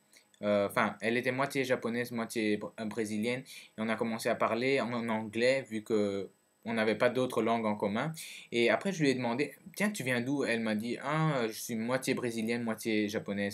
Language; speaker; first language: French; early bilingual, other home language; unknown